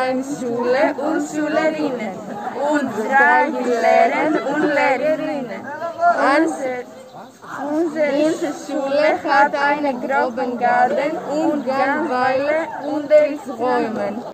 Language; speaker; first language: German; non-native, learner; Greek